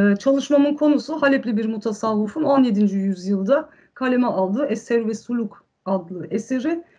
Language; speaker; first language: Turkish; early bilingual, heritage; Turkish